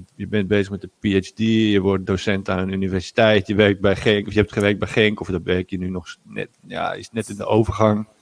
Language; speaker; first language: Dutch; native; Dutch